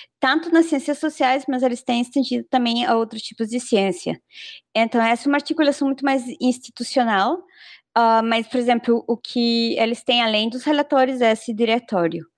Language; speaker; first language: Portuguese; non-native, fluent; Spanish